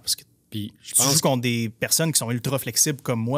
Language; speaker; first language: French; native; French